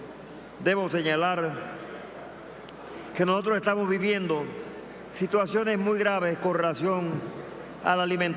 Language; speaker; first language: Spanish; native; Spanish